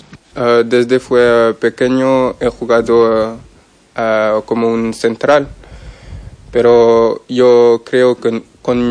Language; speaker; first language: Spanish; non-native, learner; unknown